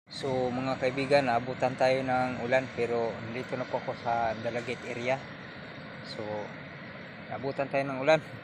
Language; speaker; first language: Filipino; non-native, local second language; Cebuano